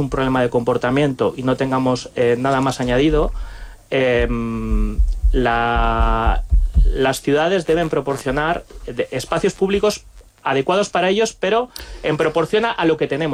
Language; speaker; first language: Spanish; native; Spanish